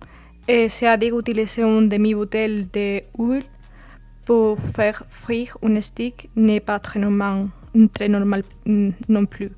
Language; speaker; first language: French; non-native, fluent; Spanish